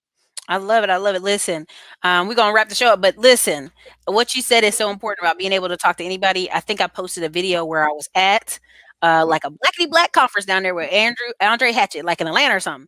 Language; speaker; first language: English; native; English